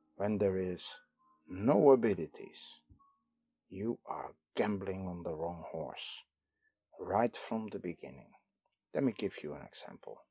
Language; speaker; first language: English; non-native, fluent; Dutch